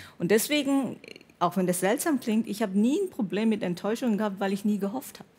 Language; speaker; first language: German; native; German